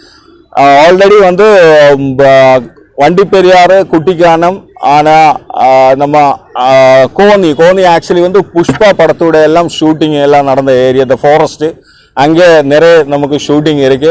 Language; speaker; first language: Tamil; non-native, learner; Malayalam